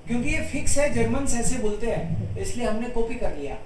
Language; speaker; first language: Hindi; native; Hindi